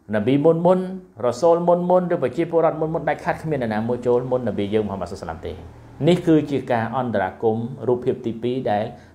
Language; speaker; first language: Khmer; non-native, local second language; Western Cham